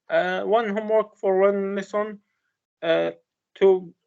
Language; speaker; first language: English; non-native, learner; Arabic